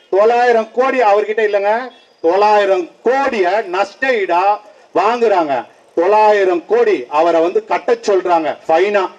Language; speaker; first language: Tamil; native; Tamil